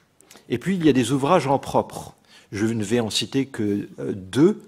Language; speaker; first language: French; native; French